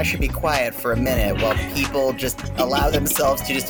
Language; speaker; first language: English; native; English